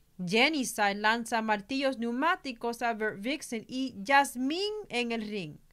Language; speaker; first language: Spanish; early bilingual, heritage; Spanish